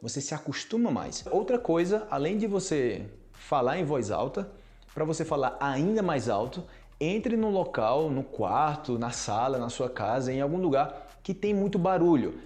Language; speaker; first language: Portuguese; native; Portuguese